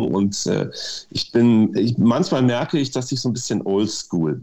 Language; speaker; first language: German; native; German